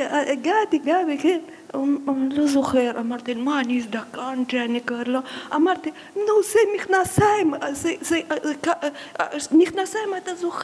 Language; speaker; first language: Hebrew; non-native, fluent; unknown